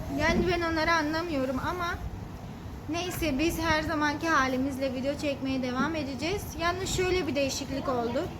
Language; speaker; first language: Turkish; native; Turkish